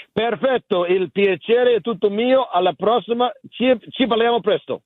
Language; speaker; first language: Italian; non-native, learner; English